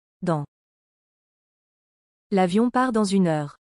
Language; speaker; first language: French; non-native, learner; English